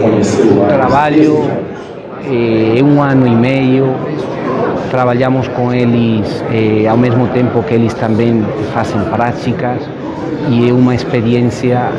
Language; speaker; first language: Spanish; non-native, fluent; Portuguese